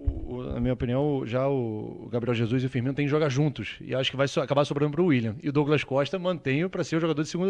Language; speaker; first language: Portuguese; native; Portuguese